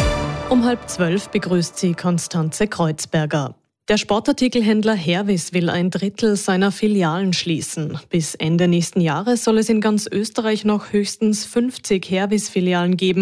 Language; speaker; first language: German; native; German